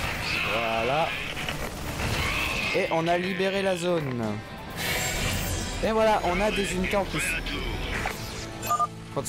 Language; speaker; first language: French; native; French